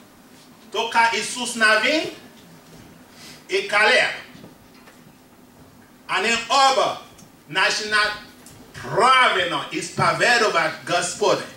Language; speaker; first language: Russian; non-native, fluent; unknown